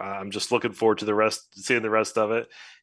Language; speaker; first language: English; native; English